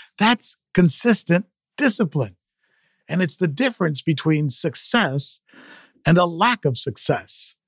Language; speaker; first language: English; early bilingual, other home language; Spanish